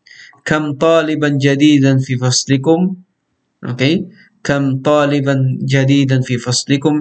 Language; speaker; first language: Arabic; non-native, fluent; Filipino